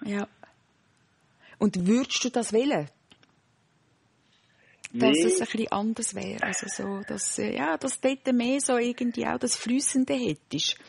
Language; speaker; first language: German; native; German